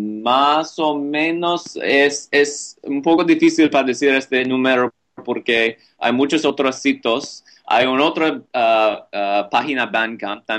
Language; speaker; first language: Spanish; non-native, learner; English